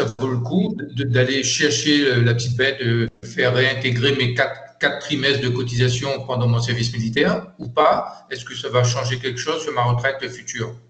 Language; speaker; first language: French; native; French